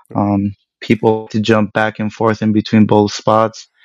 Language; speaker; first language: English; early bilingual, other home language; Spanish